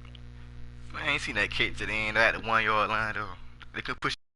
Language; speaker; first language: English; native; English